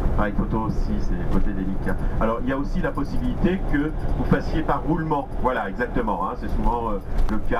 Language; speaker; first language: French; native; French